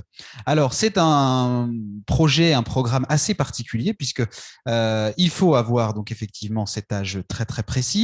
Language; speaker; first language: French; native; French